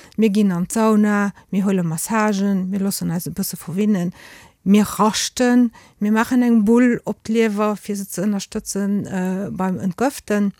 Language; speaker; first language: Luxembourgish; native; Luxembourgish